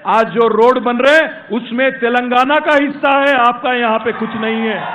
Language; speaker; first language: Hindi; non-native, local second language; Telugu